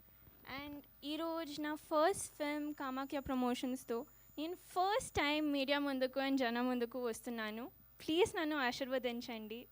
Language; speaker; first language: Telugu; non-native, learner; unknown